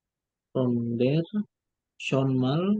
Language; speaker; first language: German; non-native, learner; Indonesian